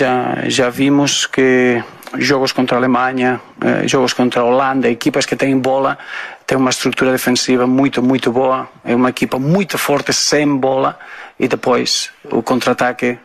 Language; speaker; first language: Portuguese; non-native, fluent; Spanish